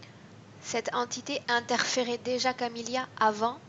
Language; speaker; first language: French; native; French